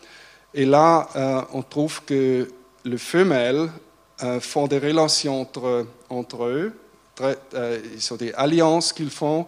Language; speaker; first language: French; non-native, fluent; German